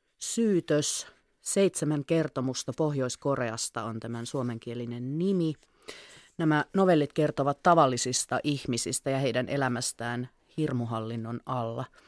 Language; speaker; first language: Finnish; native; Finnish